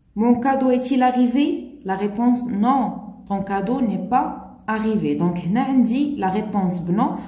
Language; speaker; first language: French; non-native, local second language; Arabic